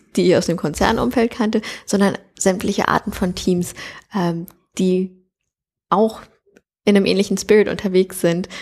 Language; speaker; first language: German; native; German